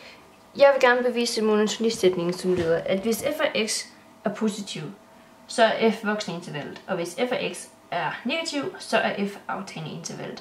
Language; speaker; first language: Danish; native; Danish